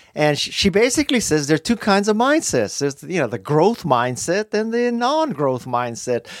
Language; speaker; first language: English; native; English